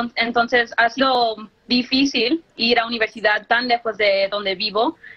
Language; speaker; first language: Spanish; early bilingual, heritage; Spanish